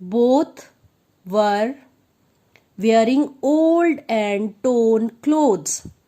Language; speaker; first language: English; non-native, local second language; Punjabi